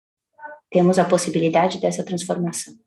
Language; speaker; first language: Portuguese; native; Portuguese